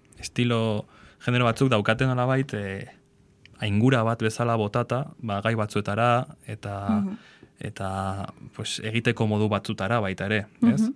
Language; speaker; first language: Basque; non-native, local second language; Spanish